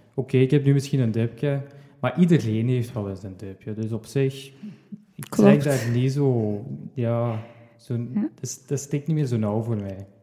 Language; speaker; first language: Dutch; native; Dutch